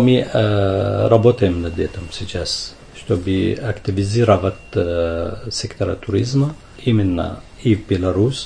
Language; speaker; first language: Russian; non-native, fluent; Arabic